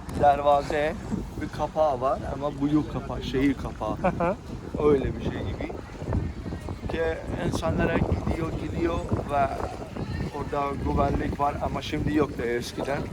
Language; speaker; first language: Turkish; non-native, learner; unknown